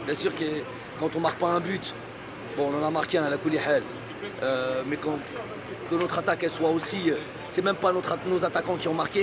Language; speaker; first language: French; native; French